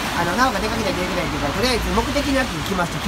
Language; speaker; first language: Japanese; native; Japanese